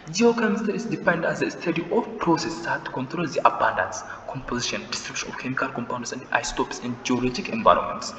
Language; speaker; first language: English; non-native, local second language; Amharic